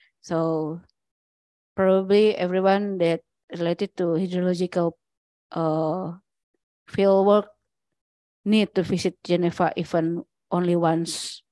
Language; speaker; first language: English; non-native, learner; Indonesian